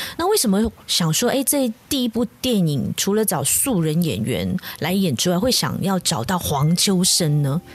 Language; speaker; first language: Chinese; native; Chinese